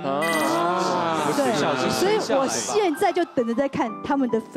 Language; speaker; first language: Chinese; native; Chinese